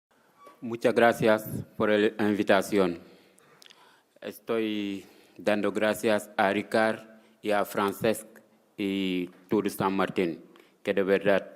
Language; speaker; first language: Spanish; non-native, fluent; Wolof